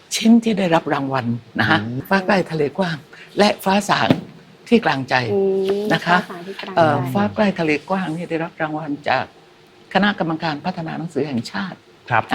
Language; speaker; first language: Thai; native; Thai